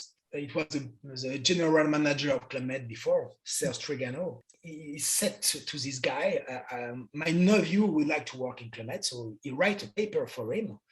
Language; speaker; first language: English; non-native, learner; French